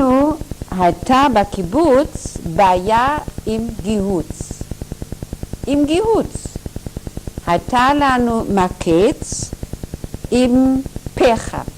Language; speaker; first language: Hebrew; non-native, fluent; German